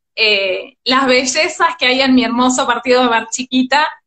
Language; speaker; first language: Spanish; native; Spanish